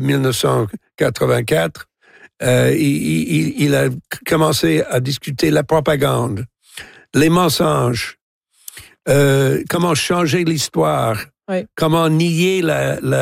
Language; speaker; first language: French; non-native, local second language; English